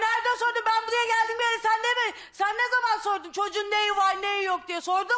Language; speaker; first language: Turkish; native; Turkish